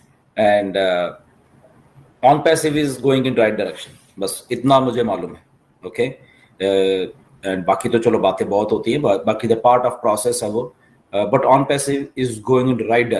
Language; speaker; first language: Hindi; native; Hindi